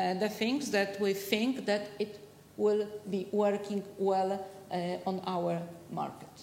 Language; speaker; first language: English; non-native, fluent; Polish